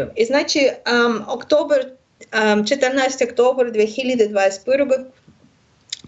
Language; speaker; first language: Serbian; non-native, learner; Russian